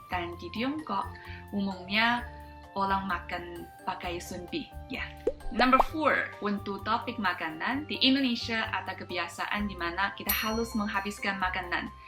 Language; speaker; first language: Indonesian; non-native, fluent; Chinese